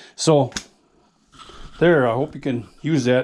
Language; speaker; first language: English; native; English